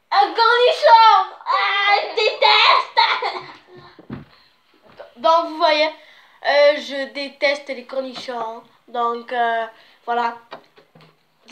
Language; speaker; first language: French; native; French